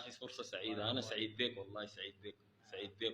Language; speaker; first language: Arabic; native; Arabic